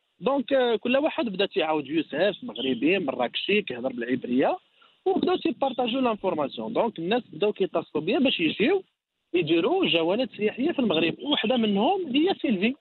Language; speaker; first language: Arabic; native; Arabic